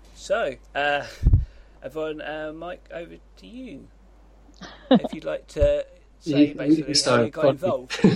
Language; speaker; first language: English; native; English